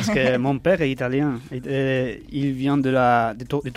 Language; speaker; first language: French; early bilingual, heritage; Spanish